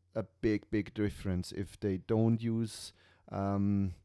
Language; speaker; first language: English; non-native, fluent; German